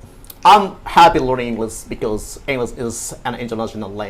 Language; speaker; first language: English; non-native, learner; Indonesian